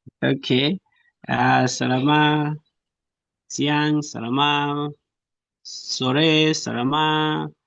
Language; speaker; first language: Indonesian; non-native, learner; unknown